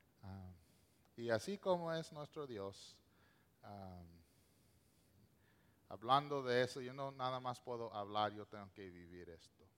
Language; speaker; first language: Spanish; non-native, local second language; English